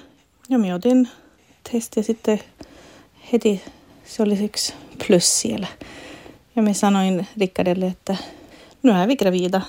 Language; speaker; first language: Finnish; non-native, local second language; Swedish